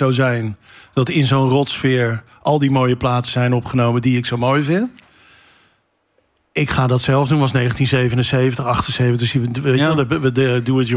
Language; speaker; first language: Dutch; native; Dutch